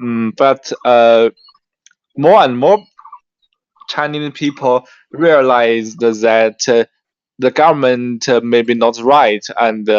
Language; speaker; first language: English; non-native, learner; Chinese